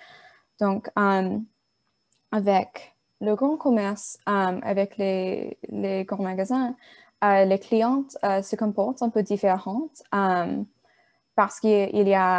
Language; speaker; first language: French; non-native, learner; English